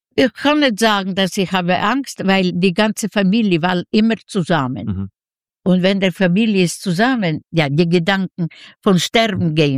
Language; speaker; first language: German; non-native, fluent; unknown